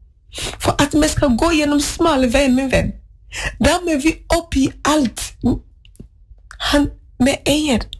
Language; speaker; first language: Norwegian; non-native, fluent; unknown